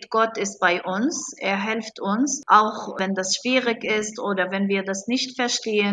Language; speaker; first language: German; non-native, fluent; Arabic